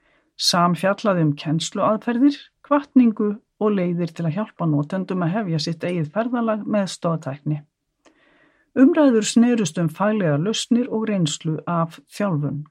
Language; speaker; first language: Icelandic; native; Icelandic